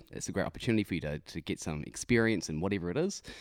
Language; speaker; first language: English; native; English